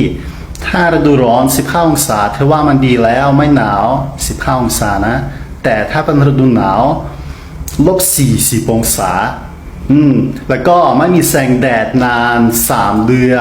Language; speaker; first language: Thai; non-native, fluent; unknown